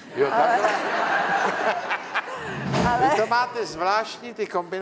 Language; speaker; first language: Czech; native; Czech